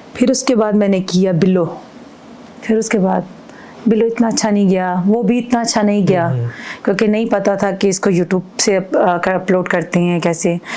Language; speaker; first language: Urdu; non-native, local second language; Punjabi